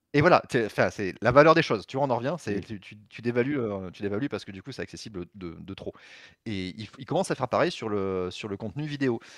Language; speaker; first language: French; native; French